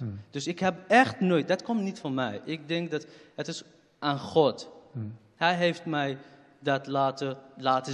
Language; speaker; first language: Dutch; non-native, fluent; Kurdish